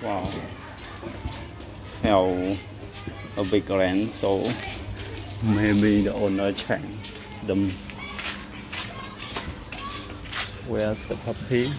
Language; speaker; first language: English; non-native, learner; Vietnamese